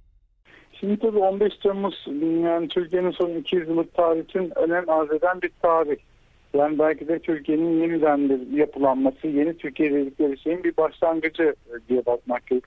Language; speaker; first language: Turkish; native; Turkish